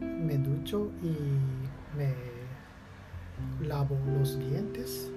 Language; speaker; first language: Spanish; non-native, learner; Japanese